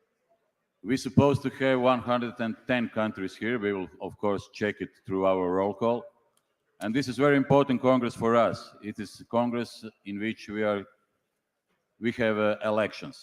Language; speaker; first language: English; non-native, fluent; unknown